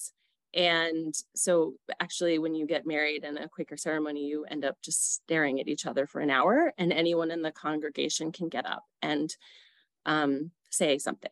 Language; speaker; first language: English; native; English